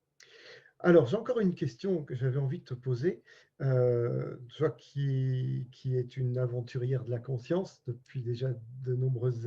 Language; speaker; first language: French; native; French